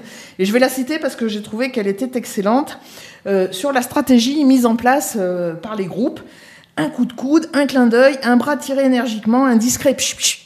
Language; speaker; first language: French; native; French